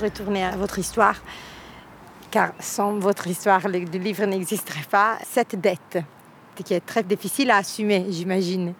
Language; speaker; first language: French; non-native, local second language; Italian